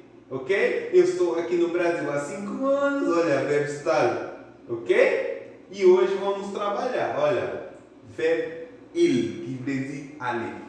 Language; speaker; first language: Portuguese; non-native, fluent; Haitian Creole